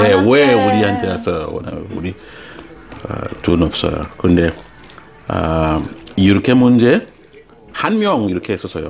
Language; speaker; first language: Korean; non-native, learner; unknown